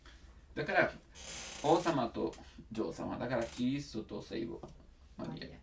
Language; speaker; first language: Japanese; non-native, learner; Italian